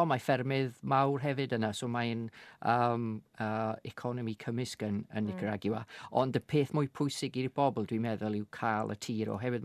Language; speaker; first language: Welsh; non-native, fluent; English